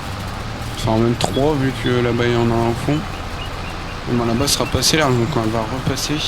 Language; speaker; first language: French; native; French